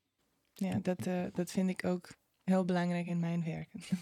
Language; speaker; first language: Dutch; non-native, fluent; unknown